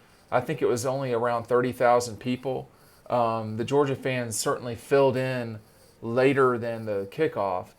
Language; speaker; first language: English; native; English